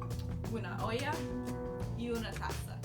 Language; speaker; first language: Spanish; non-native, fluent; English